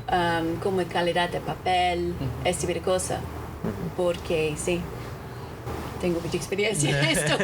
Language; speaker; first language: Spanish; non-native, fluent; English